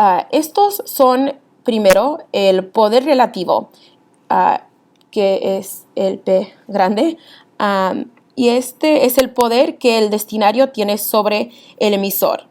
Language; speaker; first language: Spanish; early bilingual, heritage; Spanish